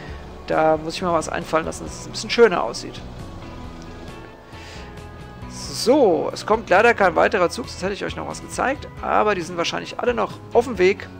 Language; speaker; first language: German; native; German